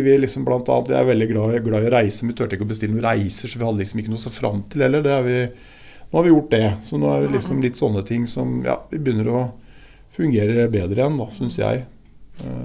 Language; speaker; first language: Norwegian; native; Norwegian